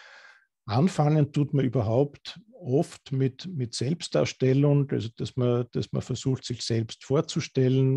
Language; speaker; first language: German; native; German